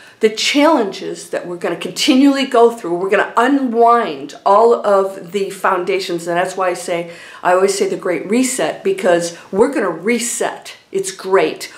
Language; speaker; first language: English; native; English